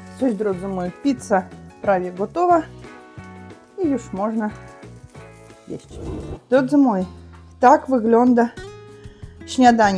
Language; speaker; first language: Polish; non-native, learner; Russian